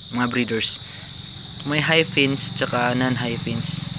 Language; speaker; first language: Filipino; non-native, local second language; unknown